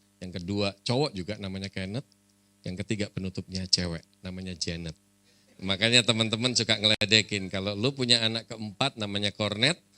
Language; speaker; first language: Indonesian; native; Indonesian